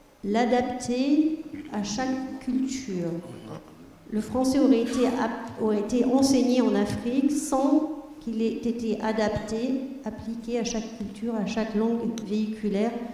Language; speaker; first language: French; non-native, fluent; German